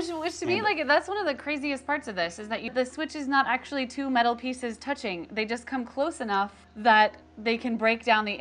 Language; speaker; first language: English; native; English